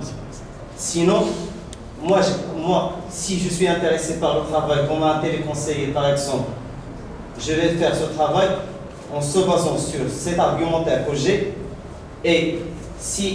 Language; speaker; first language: French; non-native, local second language; Arabic